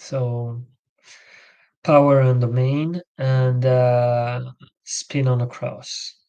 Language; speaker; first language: English; non-native, learner; French